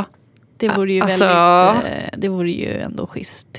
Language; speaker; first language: Swedish; native; Swedish